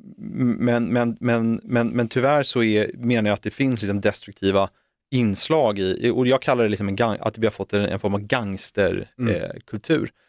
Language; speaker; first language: Swedish; native; Swedish